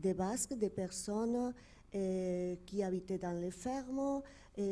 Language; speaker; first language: French; non-native, fluent; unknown